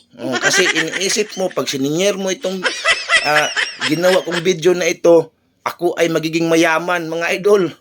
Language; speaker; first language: Filipino; native; Filipino